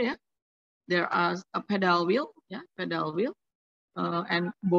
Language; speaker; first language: English; non-native, learner; Indonesian